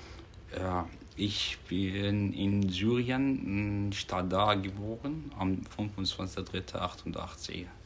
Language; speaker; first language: German; non-native, learner; Arabic